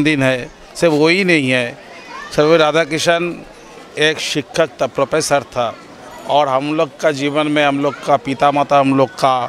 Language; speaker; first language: Hindi; non-native, local second language; Bangla